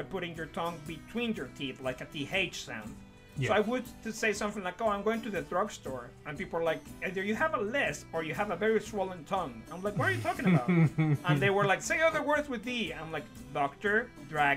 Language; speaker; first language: English; non-native, fluent; Spanish